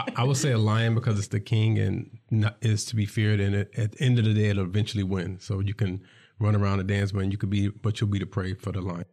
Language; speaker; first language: English; native; English